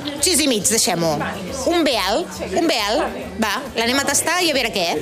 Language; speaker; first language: Catalan; native; Catalan